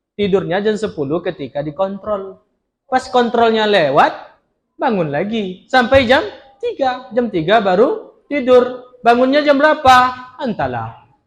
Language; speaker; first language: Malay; non-native, local second language; Minangkabau